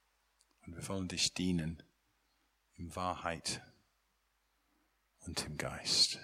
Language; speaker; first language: German; non-native, fluent; English